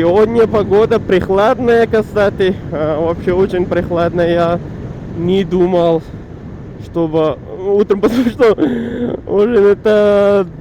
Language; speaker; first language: Russian; non-native, learner; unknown